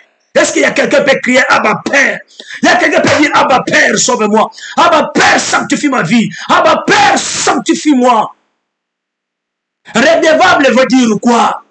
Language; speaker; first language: French; non-native, local second language; Lingala